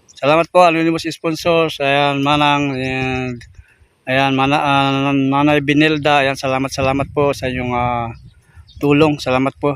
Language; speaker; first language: Filipino; native; Filipino